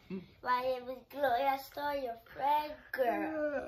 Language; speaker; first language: English; early bilingual, other home language; Haitian Creole